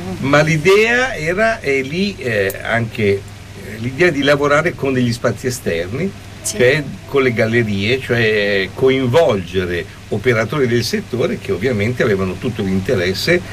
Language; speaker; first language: Italian; native; Italian